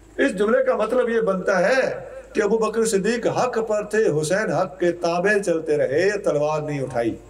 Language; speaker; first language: Urdu; non-native, local second language; Punjabi